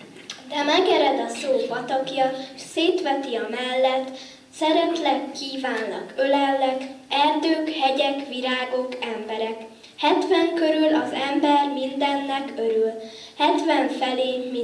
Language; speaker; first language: Hungarian; native; Hungarian